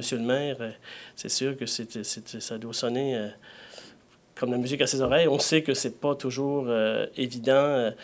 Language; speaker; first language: French; native; French